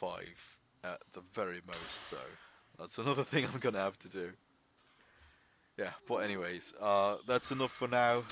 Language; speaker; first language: English; non-native, fluent; German